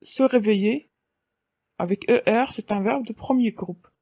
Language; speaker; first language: French; non-native, local second language; Arabic